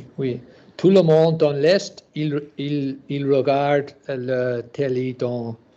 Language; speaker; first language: French; non-native, learner; English